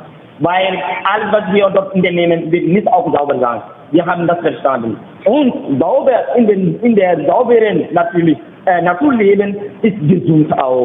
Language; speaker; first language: German; non-native, learner; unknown